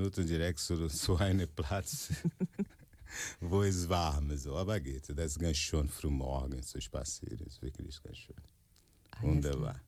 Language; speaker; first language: German; non-native, fluent; Portuguese